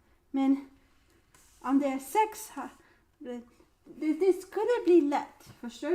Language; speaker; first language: Swedish; non-native, learner; English